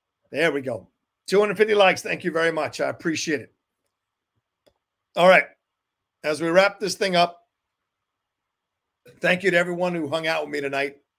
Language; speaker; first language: English; native; English